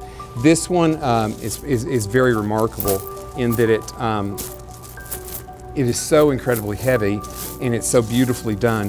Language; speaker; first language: English; native; English